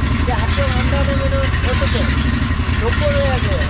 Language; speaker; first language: Korean; non-native, learner; Hindi